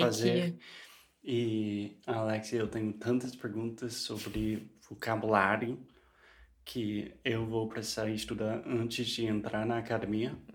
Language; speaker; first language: Portuguese; non-native, fluent; English